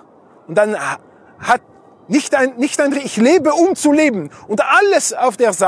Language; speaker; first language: German; non-native, fluent; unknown